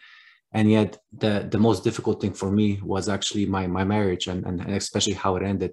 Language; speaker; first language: English; non-native, fluent; Polish